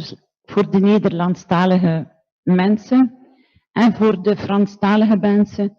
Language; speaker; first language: Dutch; non-native, local second language; French